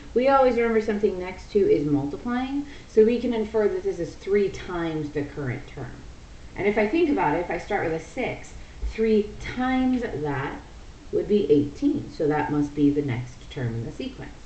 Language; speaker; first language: English; native; English